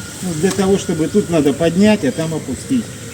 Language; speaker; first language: Russian; native; Russian